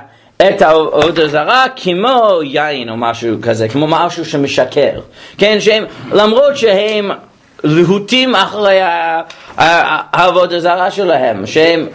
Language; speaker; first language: Hebrew; non-native, fluent; English